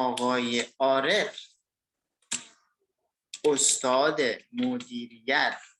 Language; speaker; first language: Persian; non-native, fluent; Indonesian